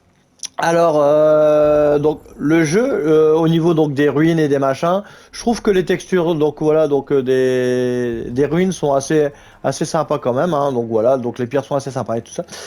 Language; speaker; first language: French; native; French